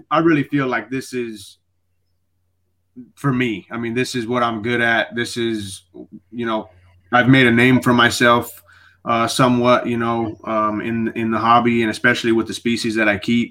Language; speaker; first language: English; native; English